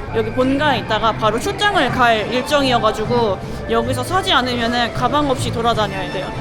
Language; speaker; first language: Korean; early bilingual, heritage; Korean